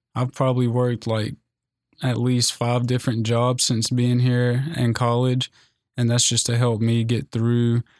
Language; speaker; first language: English; native; English